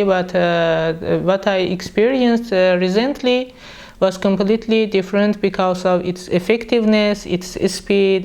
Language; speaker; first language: English; non-native, learner; Persian